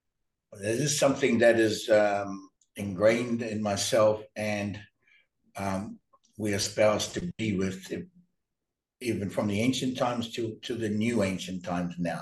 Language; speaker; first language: English; native; English